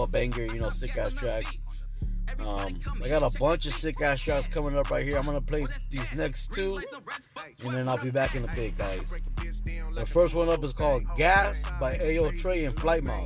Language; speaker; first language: English; native; English